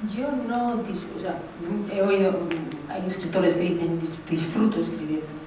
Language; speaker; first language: Spanish; non-native, local second language; Basque